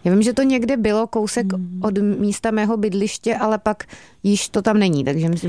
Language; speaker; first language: Czech; native; Czech